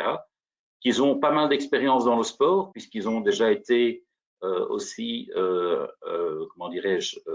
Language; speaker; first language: French; native; French